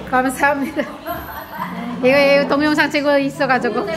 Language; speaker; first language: Korean; non-native, learner; Filipino